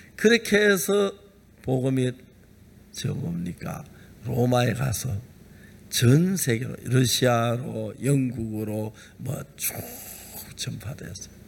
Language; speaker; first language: Korean; native; Korean